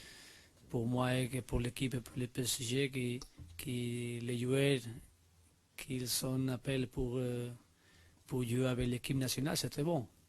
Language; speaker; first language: French; non-native, learner; Spanish